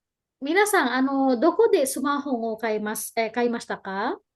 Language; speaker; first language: Japanese; non-native, fluent; Indonesian